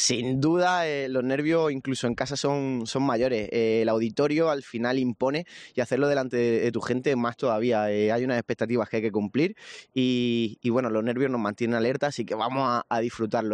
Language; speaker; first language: Spanish; native; Spanish